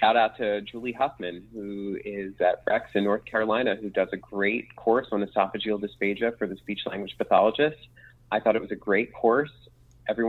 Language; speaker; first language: English; native; English